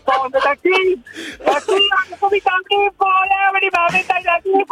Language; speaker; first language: Hebrew; native; Hebrew